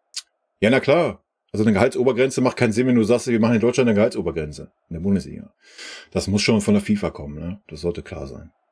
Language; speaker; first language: German; native; German